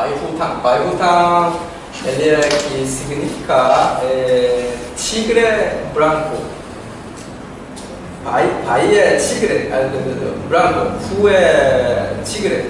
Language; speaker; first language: Portuguese; non-native, learner; Korean